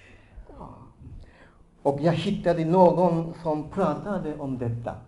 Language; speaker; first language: Swedish; non-native, fluent; Japanese